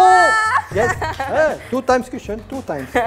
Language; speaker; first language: English; non-native, learner; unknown